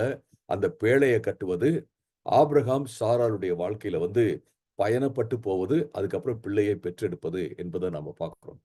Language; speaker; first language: Tamil; native; Tamil